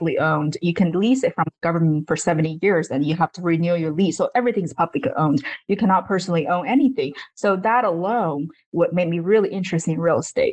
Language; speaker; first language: English; non-native, fluent; Chinese